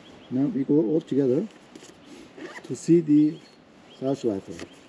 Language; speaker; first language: English; non-native, learner; Turkish